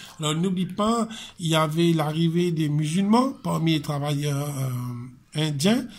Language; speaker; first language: French; non-native, local second language; Morisyen